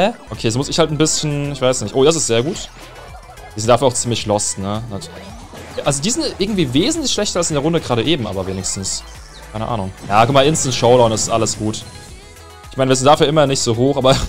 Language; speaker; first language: German; native; German